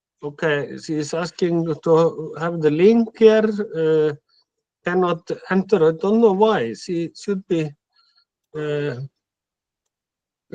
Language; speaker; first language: English; non-native, fluent; Icelandic